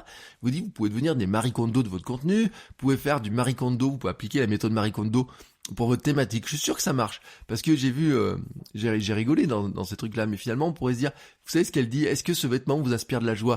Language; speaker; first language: French; native; French